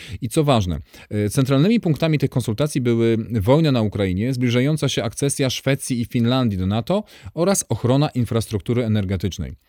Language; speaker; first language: Polish; native; Polish